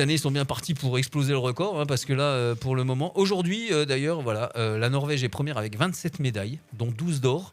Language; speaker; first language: French; native; French